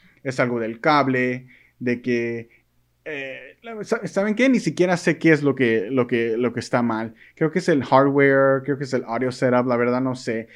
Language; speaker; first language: Spanish; early bilingual, heritage; Spanish